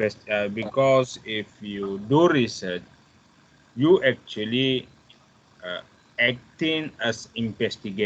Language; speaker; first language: English; non-native, fluent; Malay